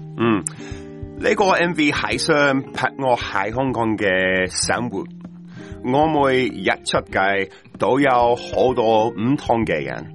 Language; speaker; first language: Cantonese; non-native, learner; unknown